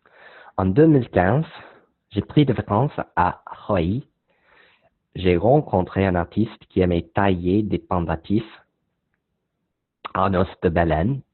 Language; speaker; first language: French; non-native, learner; English